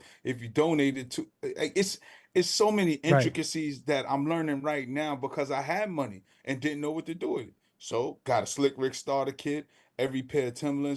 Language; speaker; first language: English; native; English